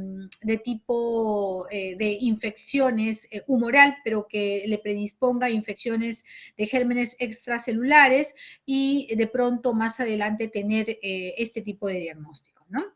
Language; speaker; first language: Spanish; native; Spanish